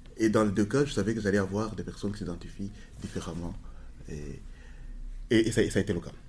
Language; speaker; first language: French; non-native, local second language; Kinyarwanda